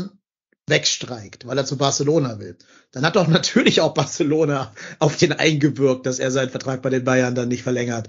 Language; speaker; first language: German; native; German